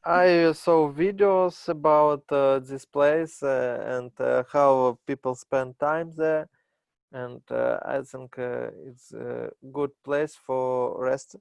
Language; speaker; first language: English; non-native, learner; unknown